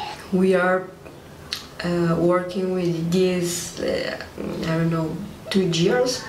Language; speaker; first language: English; non-native, learner; Spanish